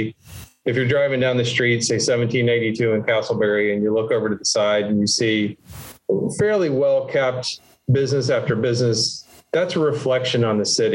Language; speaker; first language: English; native; English